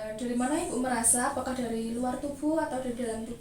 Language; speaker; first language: Indonesian; native; Indonesian